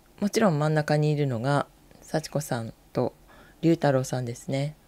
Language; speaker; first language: Japanese; native; Japanese